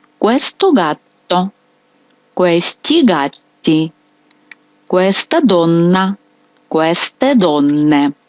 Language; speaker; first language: Italian; non-native, fluent; Ukrainian